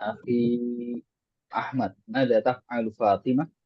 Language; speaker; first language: Arabic; non-native, fluent; Indonesian